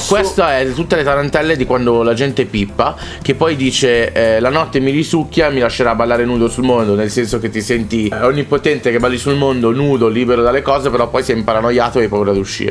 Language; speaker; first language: Italian; native; Italian